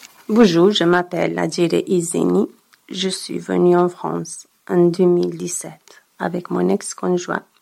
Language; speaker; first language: French; non-native, learner; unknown